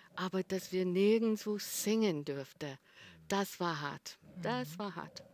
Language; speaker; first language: German; non-native, learner; English